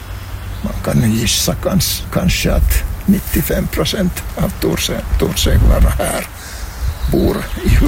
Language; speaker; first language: Swedish; non-native, local second language; Finnish